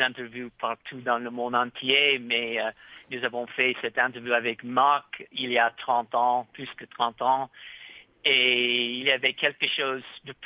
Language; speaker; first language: French; non-native, fluent; English